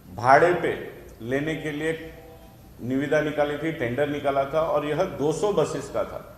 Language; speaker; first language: Hindi; non-native, local second language; Marathi